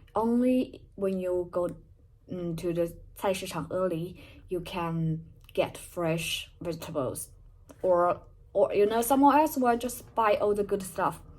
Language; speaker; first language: English; non-native, fluent; Chinese